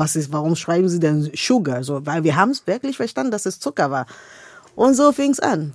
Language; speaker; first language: German; non-native, fluent; Igbo